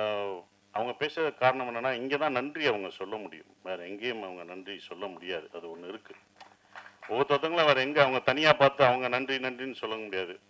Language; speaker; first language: Tamil; native; Tamil